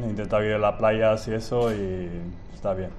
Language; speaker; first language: Spanish; non-native, fluent; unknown